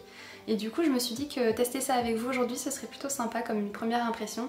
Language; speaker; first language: French; native; French